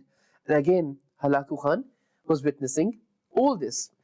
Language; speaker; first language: English; non-native, local second language; Urdu